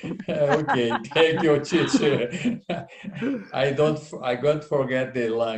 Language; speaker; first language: English; non-native, learner; Portuguese